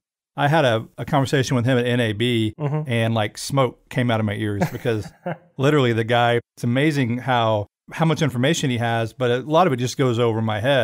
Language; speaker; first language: English; native; English